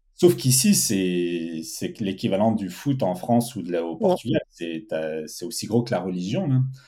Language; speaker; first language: French; early bilingual, other home language; Portuguese